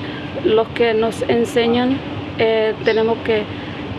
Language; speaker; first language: Spanish; non-native, learner; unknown